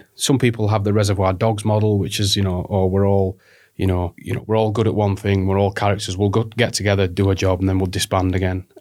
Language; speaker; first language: English; native; English